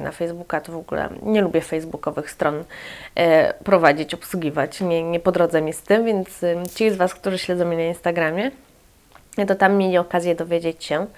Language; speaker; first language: Polish; native; Polish